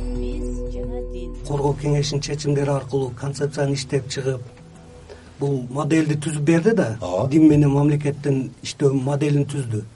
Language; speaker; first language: Kyrgyz; native; Kyrgyz